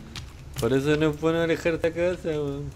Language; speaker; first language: Spanish; native; Spanish